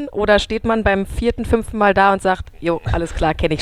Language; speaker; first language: German; native; German